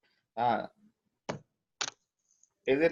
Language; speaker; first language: English; non-native, fluent; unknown